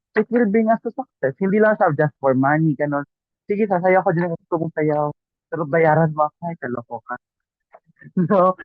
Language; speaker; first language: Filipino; non-native, local second language; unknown